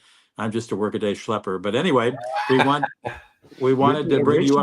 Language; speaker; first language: English; native; English